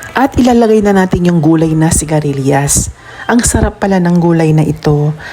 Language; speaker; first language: Filipino; non-native, local second language; Pampanga